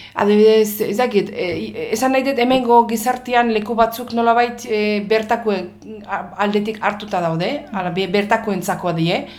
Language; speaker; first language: Basque; non-native, fluent; Azerbaijani